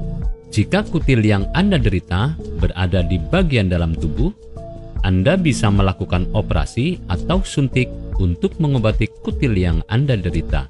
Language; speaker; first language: Indonesian; native; Indonesian